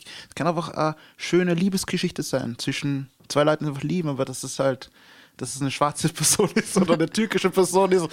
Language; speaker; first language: German; early bilingual, other home language; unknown